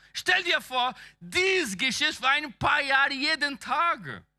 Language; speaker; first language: German; non-native, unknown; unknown